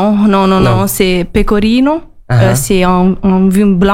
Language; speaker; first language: French; non-native, learner; Italian